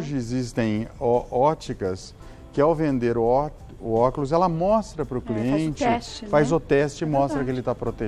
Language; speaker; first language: Portuguese; native; Portuguese